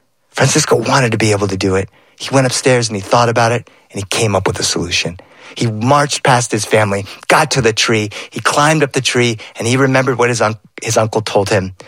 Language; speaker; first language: English; early bilingual, other home language; Spanish